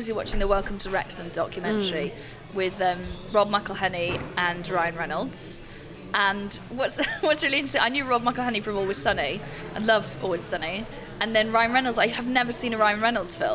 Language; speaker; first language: English; native; English